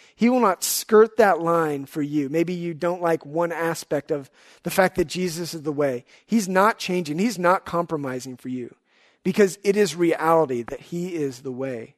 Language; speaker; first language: English; native; English